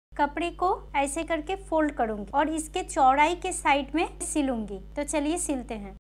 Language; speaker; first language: Hindi; non-native, local second language; Bangla